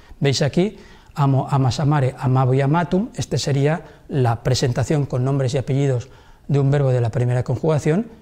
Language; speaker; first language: Spanish; non-native, local second language; Catalan